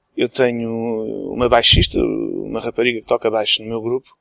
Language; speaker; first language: Portuguese; early bilingual, other home language; English